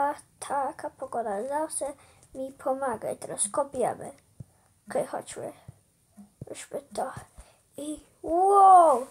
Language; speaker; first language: Polish; early bilingual, heritage; Polish